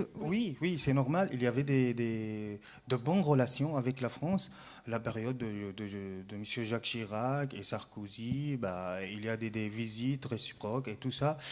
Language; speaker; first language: French; non-native, fluent; Arabic